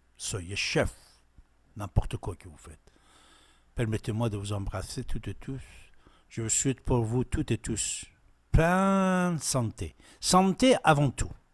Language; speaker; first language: French; non-native, fluent; Persian